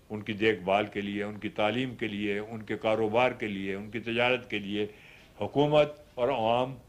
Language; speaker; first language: Urdu; native; Urdu